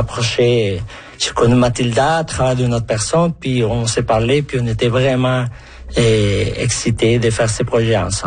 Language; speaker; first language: French; non-native, fluent; Spanish